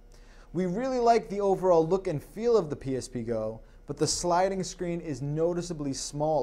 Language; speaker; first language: English; native; English